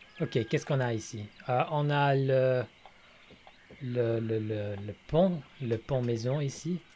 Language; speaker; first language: French; non-native, learner; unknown